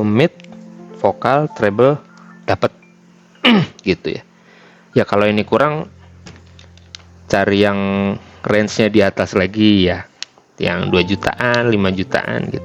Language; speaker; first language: Indonesian; native; Indonesian